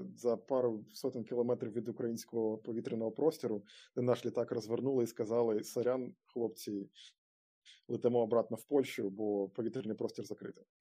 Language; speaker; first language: Ukrainian; non-native, local second language; Russian